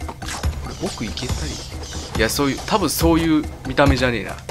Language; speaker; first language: Japanese; native; Japanese